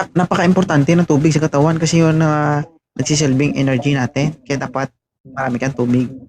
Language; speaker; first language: Filipino; native; Filipino